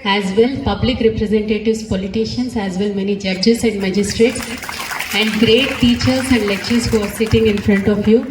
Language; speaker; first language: English; non-native, local second language; Telugu